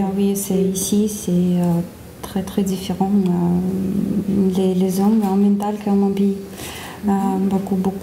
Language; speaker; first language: French; non-native, learner; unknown